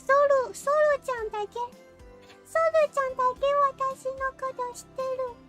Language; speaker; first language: Japanese; non-native, learner; English